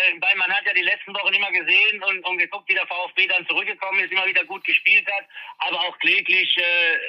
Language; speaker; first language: German; native; German